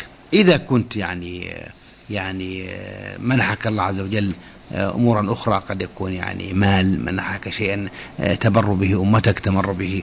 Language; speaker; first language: Arabic; native; Arabic